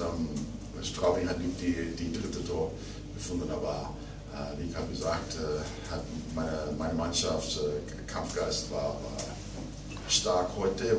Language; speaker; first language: German; non-native, fluent; English